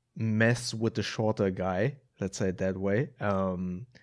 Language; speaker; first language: English; non-native, fluent; German